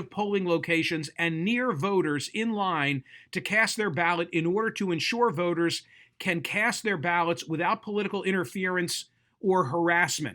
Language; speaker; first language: English; native; English